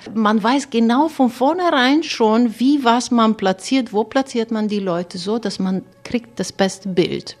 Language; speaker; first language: German; non-native, fluent; Bulgarian